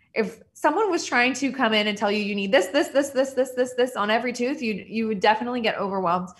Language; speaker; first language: English; native; English